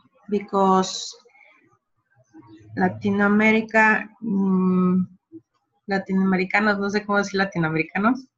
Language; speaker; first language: Spanish; native; Spanish